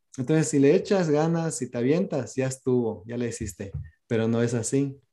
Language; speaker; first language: Spanish; early bilingual, heritage; Spanish